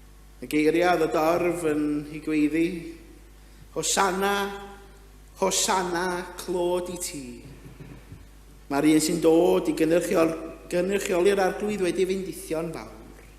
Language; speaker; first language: Welsh; native; Welsh